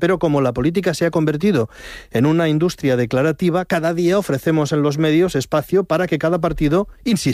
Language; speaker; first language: Spanish; native; Spanish